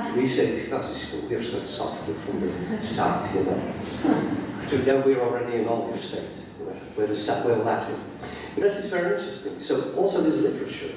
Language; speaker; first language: English; non-native, fluent; Dutch